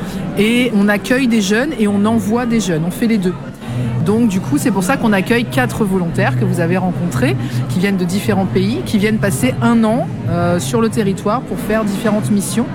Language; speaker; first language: French; native; French